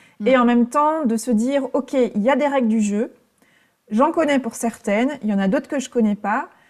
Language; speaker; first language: French; native; French